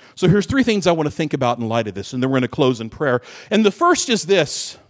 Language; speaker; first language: English; native; English